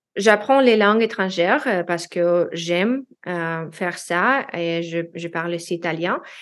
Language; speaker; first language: French; non-native, learner; Russian